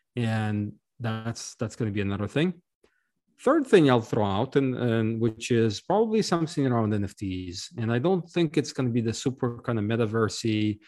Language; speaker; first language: English; non-native, fluent; Russian